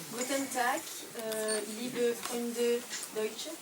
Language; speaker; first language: German; non-native, learner; French